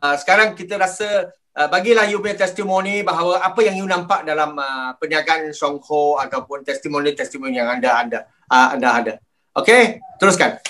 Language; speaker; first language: Malay; non-native, local second language; Chinese